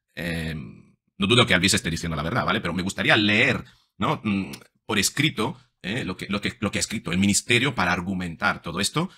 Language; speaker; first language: Spanish; non-native, fluent; Italian